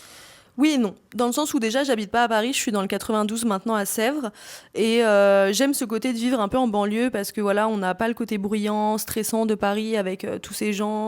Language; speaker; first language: French; native; French